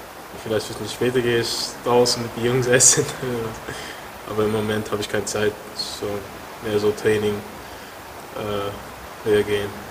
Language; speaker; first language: German; non-native, learner; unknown